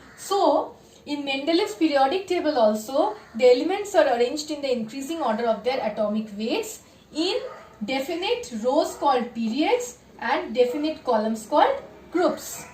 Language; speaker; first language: English; non-native, local second language; Bangla